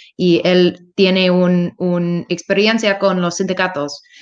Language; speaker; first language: Spanish; non-native, learner; English